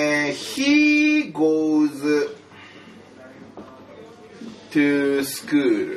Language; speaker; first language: English; non-native, fluent; Japanese